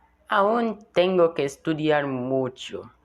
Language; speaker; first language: Spanish; non-native, learner; Portuguese